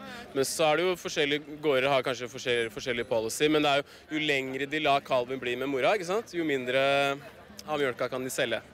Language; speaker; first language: Norwegian; native; Norwegian